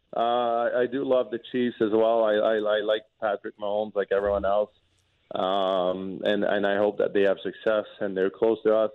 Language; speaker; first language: English; non-native, fluent; French